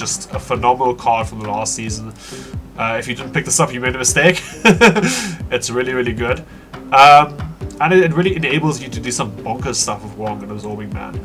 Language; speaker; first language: English; native; English